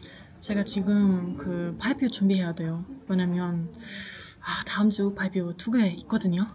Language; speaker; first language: Korean; non-native, learner; German